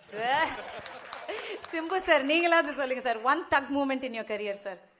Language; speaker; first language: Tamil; native; Tamil